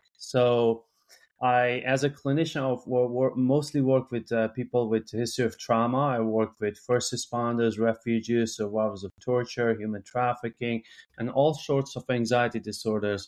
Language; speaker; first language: English; non-native, fluent; Persian